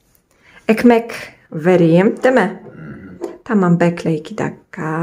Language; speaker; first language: Turkish; non-native, fluent; Polish